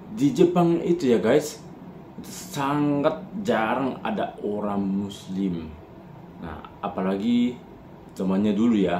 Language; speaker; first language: Indonesian; non-native, fluent; Japanese